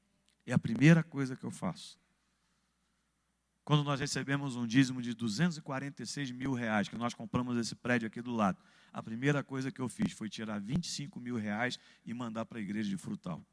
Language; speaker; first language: Portuguese; native; Portuguese